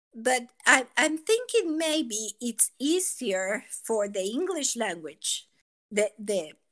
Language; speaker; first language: English; non-native, fluent; Spanish